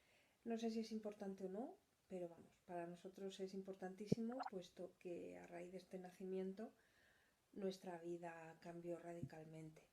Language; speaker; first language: Spanish; native; Spanish